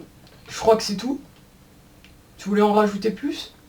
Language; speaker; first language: French; native; French